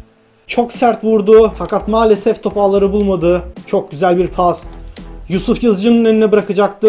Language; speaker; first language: Turkish; native; Turkish